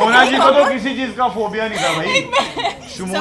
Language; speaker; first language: Hindi; native; Hindi